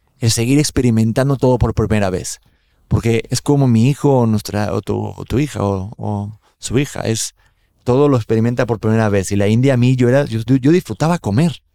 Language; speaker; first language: Spanish; native; Spanish